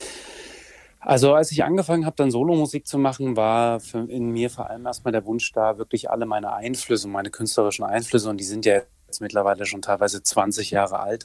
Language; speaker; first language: German; native; German